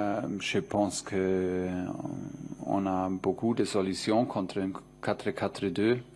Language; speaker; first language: French; non-native, fluent; German